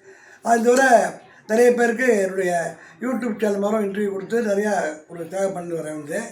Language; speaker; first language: Tamil; native; Tamil